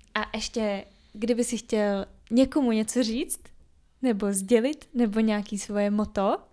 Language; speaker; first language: Czech; native; Czech